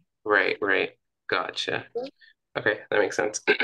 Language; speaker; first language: English; early bilingual, other home language; Spanish